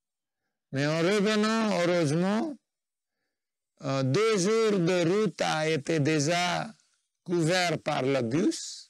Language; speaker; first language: French; non-native, fluent; Nepali